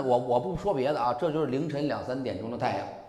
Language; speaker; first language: Chinese; native; Chinese